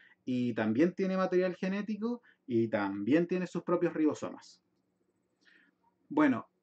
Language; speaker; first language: Spanish; native; Spanish